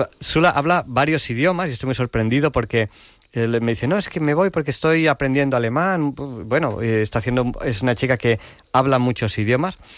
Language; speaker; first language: Spanish; native; Spanish